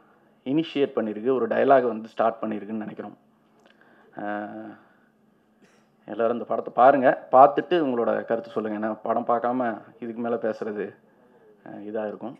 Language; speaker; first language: Tamil; native; Tamil